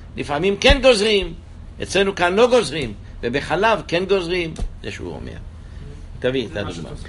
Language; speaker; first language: Hebrew; native; Hebrew